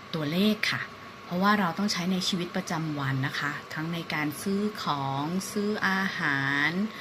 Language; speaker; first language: Thai; native; Thai